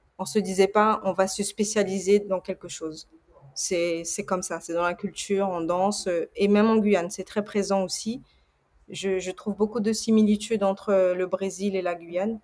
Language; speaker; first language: French; early bilingual, other home language; Portuguese